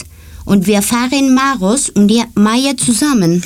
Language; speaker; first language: German; non-native, learner; Greek